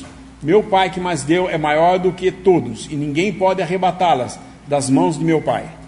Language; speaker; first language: Portuguese; native; Portuguese